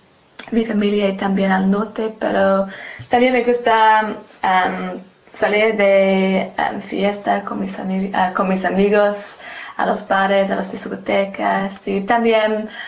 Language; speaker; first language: Spanish; non-native, learner; English